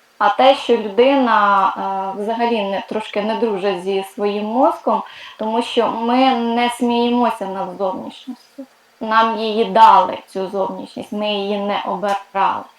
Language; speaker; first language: Ukrainian; non-native, local second language; Russian